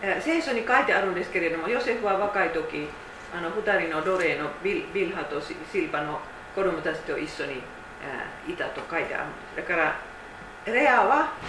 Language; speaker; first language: Japanese; non-native, fluent; Finnish